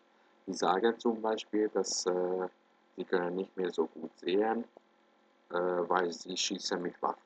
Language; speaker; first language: German; non-native, fluent; Hungarian